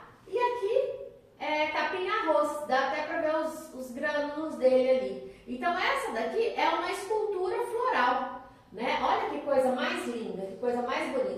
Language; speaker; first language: Portuguese; native; Portuguese